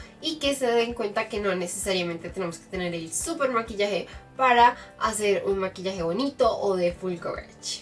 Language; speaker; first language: Spanish; native; Spanish